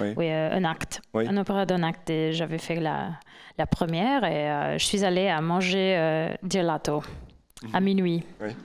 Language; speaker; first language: French; non-native, fluent; English